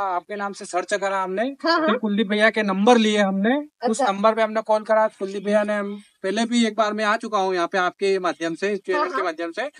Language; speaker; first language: Hindi; native; Hindi